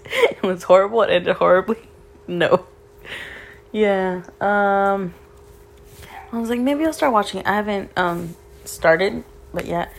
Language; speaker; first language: English; early bilingual, other home language; Spanish